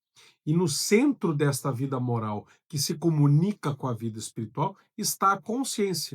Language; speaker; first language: Portuguese; native; Portuguese